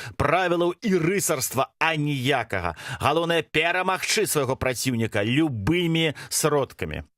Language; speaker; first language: Belarusian; non-native, local second language; Russian